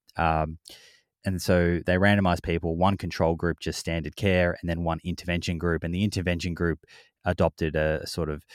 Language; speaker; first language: English; native; English